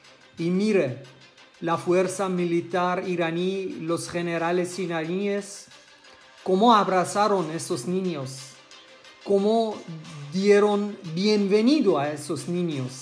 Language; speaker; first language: Spanish; non-native, learner; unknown